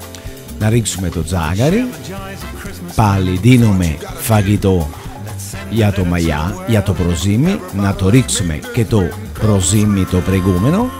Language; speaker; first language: Greek; non-native, learner; Italian